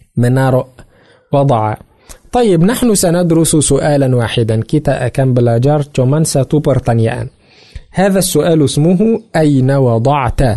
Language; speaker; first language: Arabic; non-native, fluent; Indonesian